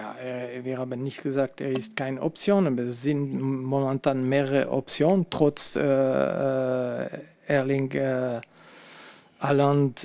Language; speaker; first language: German; non-native, fluent; French